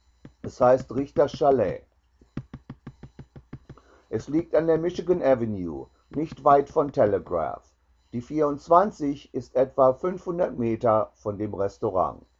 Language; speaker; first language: German; non-native, learner; English